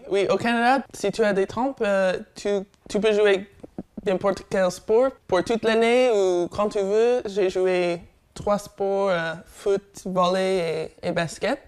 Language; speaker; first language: French; non-native, fluent; English